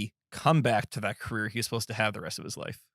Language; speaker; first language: English; native; English